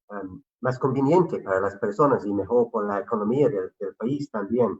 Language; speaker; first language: Spanish; non-native, fluent; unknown